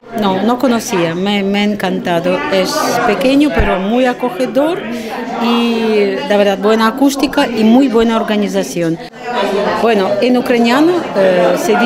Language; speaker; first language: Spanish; non-native, fluent; Russian